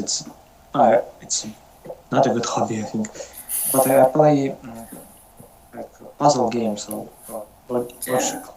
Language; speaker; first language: English; non-native, learner; Russian